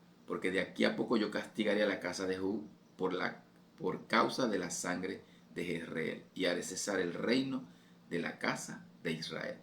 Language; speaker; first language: Spanish; native; Spanish